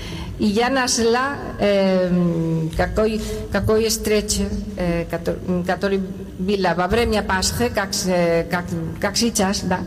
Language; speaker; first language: Russian; non-native, learner; Spanish